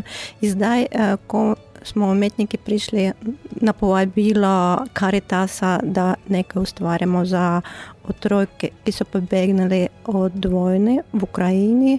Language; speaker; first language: Slovenian; non-native, fluent; Russian